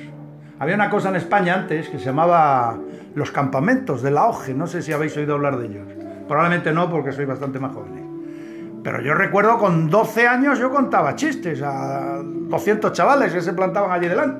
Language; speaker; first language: Spanish; native; Spanish